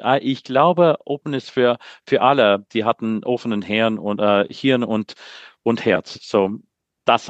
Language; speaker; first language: German; non-native, learner; English